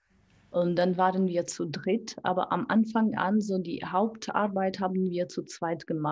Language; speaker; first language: German; non-native, fluent; Georgian